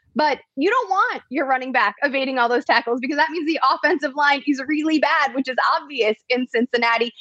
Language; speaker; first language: English; native; English